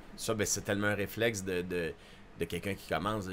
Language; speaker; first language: French; native; French